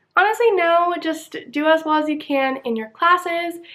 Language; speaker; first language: English; native; English